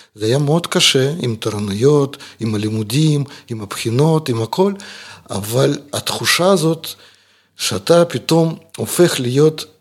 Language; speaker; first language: Hebrew; non-native, fluent; Russian